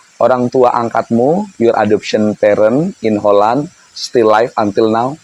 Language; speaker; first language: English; non-native, learner; Indonesian